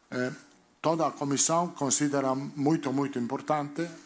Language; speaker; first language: Portuguese; non-native, fluent; Italian